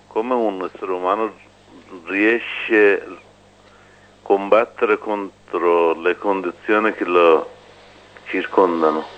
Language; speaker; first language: Italian; non-native, fluent; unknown